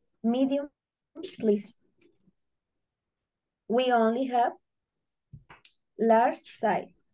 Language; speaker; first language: English; non-native, learner; Spanish